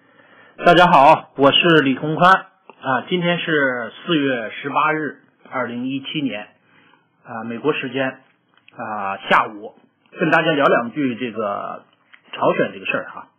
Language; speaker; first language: Chinese; native; Chinese